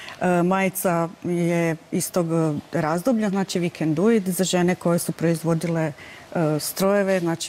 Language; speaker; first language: Croatian; native; Croatian